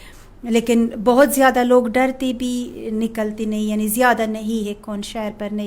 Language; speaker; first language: Hindi; non-native, fluent; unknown